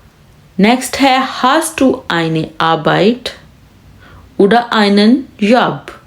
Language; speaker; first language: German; non-native, fluent; Urdu